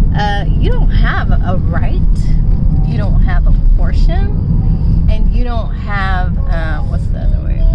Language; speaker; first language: English; native; English